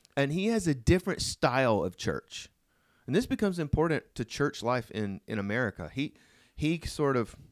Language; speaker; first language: English; native; English